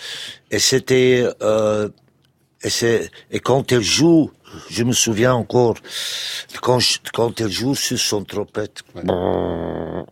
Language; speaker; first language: French; non-native, local second language; Dutch